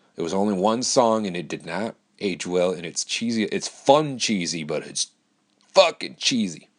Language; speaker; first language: English; native; English